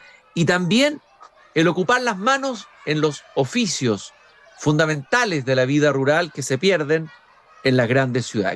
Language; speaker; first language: Spanish; native; Spanish